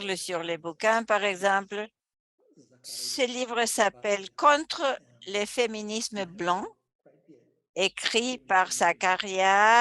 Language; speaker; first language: French; non-native, fluent; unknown